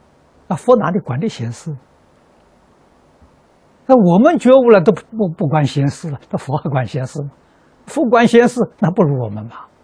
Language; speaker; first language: Chinese; native; Chinese